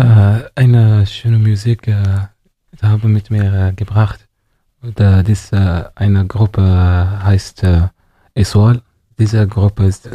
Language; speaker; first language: German; non-native, learner; Arabic